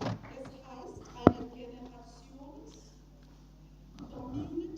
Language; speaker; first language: German; non-native, learner; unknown